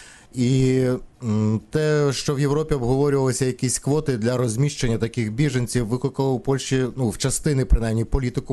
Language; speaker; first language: Ukrainian; native; Ukrainian